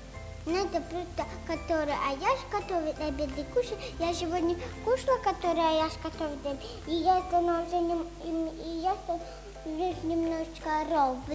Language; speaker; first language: Russian; non-native, learner; Tajik